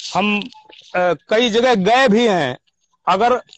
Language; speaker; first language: Hindi; native; Hindi